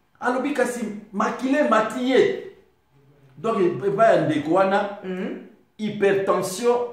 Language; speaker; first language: Lingala; non-native, local second language; Swahili